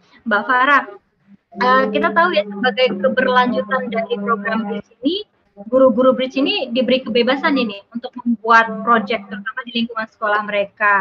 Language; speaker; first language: Indonesian; native; Indonesian